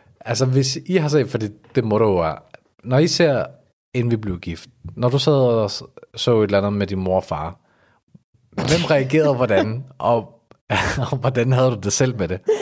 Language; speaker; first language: Danish; early bilingual, other home language; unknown